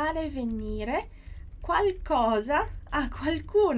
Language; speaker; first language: Italian; non-native, fluent; Portuguese